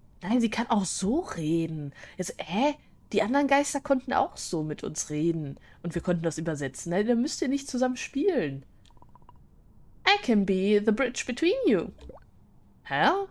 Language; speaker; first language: German; native; German